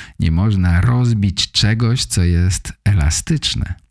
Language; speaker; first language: Polish; native; Polish